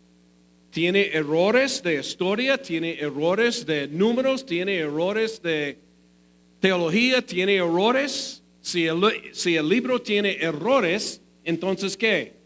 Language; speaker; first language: Spanish; non-native, fluent; English